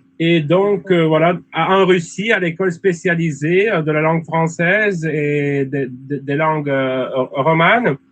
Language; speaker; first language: French; non-native, fluent; Russian